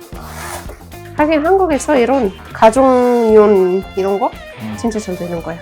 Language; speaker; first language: Korean; non-native, fluent; Arabic